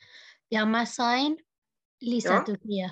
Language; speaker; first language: Finnish; non-native, learner; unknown